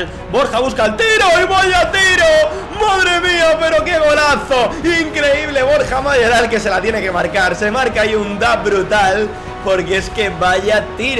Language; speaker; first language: Spanish; native; Spanish